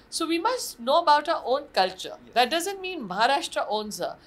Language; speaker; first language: English; non-native, local second language; Marathi